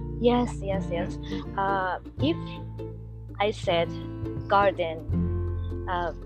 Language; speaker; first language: English; non-native, learner; Japanese